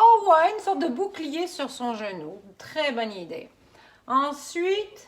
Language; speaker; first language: French; native; French